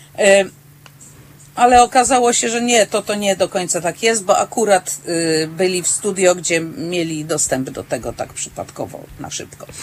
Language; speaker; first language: Polish; native; Polish